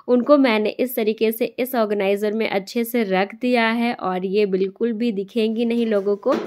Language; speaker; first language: Hindi; native; Hindi